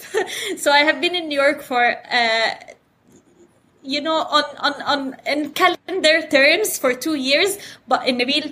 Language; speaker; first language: English; non-native, fluent; Arabic